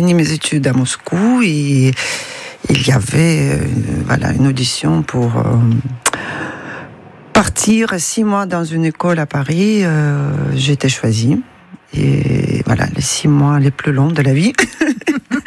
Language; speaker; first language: French; non-native, fluent; Russian